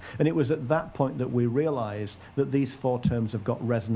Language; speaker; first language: English; native; English